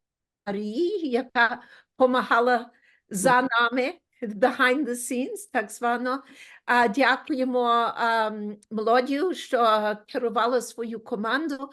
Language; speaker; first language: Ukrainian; early bilingual, heritage; Ukrainian